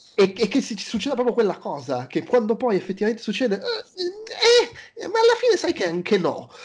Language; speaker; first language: Italian; native; Italian